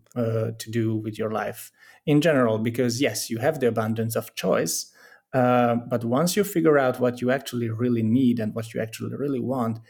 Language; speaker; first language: English; non-native, fluent; Hungarian